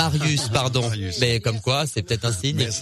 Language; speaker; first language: French; native; French